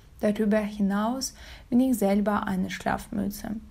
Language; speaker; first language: German; non-native, learner; Russian